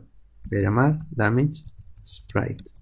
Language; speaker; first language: Spanish; native; Spanish